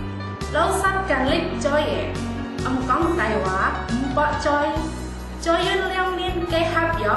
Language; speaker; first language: Cantonese; non-native, learner; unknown